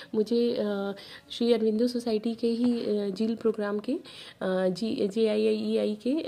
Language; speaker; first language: Hindi; native; Hindi